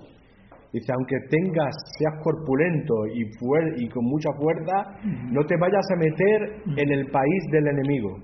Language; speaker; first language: Spanish; native; Spanish